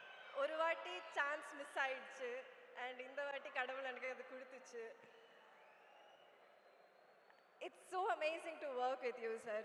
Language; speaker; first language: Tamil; non-native, learner; Malayalam